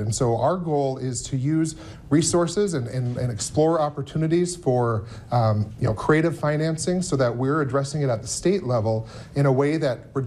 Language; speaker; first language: English; native; English